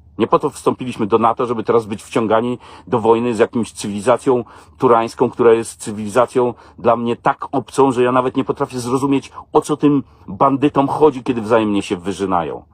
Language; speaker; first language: Polish; native; Polish